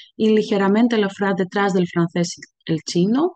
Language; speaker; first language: Spanish; non-native, fluent; Greek